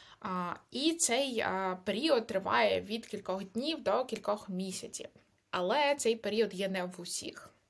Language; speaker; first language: Ukrainian; native; Ukrainian